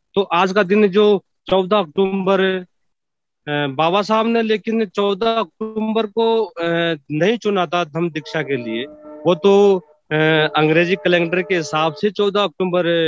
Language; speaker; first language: Hindi; native; Hindi